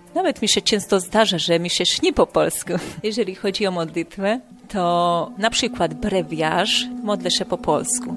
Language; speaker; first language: Polish; non-native, fluent; Hungarian